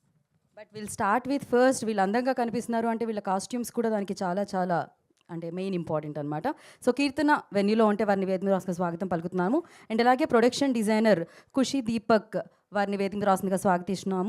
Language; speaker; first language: Telugu; native; Telugu